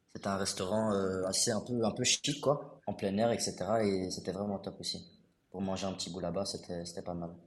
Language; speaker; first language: French; native; French